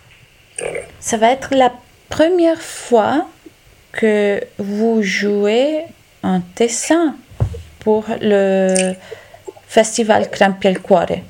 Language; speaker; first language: French; non-native, local second language; Italian